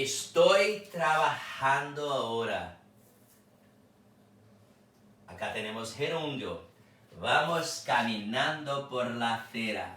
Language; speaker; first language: Spanish; non-native, fluent; Portuguese